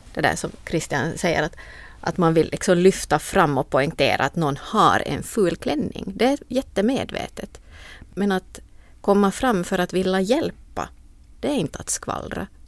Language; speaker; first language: Swedish; native; Swedish